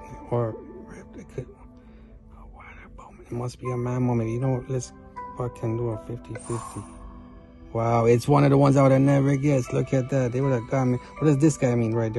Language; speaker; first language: English; native; English